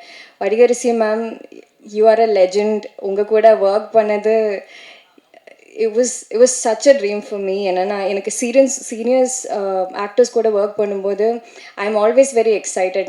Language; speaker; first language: Tamil; non-native, learner; Malayalam